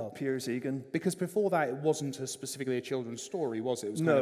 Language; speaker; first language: English; native; English